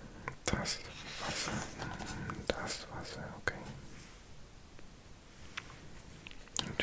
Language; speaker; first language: German; non-native, learner; English